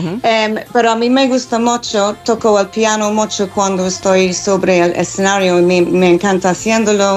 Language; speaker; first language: Spanish; non-native, learner; English